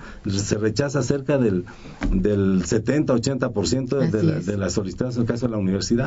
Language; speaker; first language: Spanish; native; Spanish